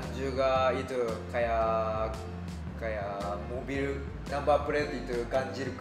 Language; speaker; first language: Indonesian; non-native, fluent; Japanese